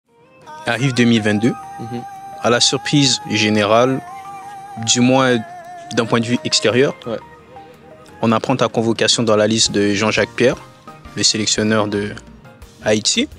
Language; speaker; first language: French; native; French